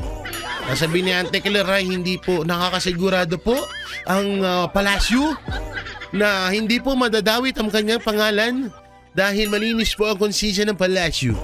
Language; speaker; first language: Filipino; native; Filipino